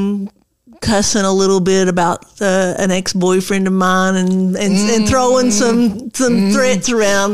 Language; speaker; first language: English; native; English